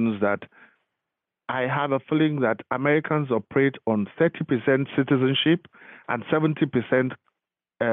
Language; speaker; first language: English; non-native, local second language; Yoruba